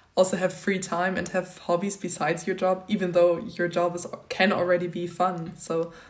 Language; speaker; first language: English; non-native, fluent; German